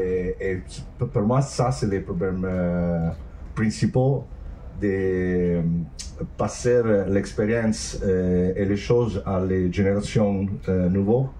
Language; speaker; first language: French; non-native, fluent; Italian